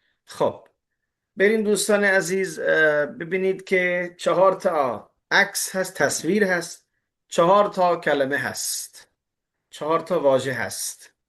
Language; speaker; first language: Persian; non-native, fluent; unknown